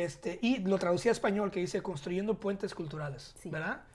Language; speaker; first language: Spanish; early bilingual, heritage; Spanish